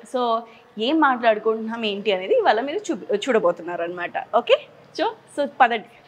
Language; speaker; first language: Telugu; native; Telugu